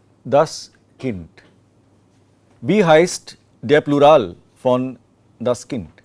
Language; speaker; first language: German; non-native, fluent; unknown